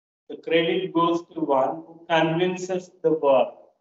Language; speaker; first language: English; non-native, local second language; Marathi